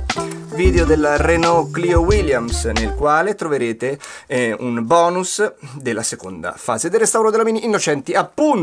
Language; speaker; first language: Italian; native; Italian